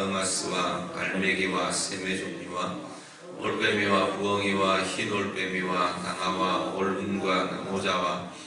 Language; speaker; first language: Korean; native; Korean